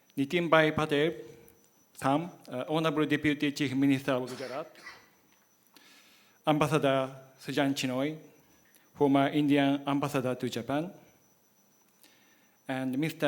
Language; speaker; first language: English; non-native, learner; Japanese